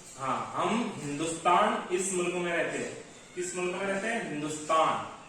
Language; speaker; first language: Urdu; native; Urdu